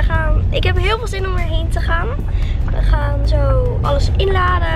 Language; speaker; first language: Dutch; native; Dutch